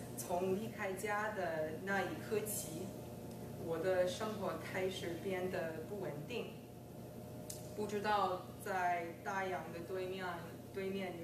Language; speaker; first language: Chinese; non-native, fluent; English